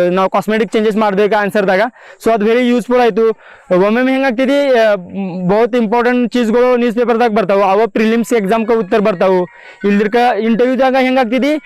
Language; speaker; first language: Kannada; non-native, local second language; Marathi